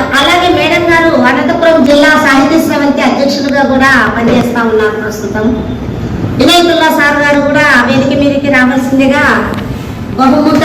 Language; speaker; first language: Telugu; native; Telugu